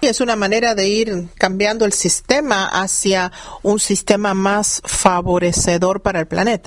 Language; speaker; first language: Spanish; native; Spanish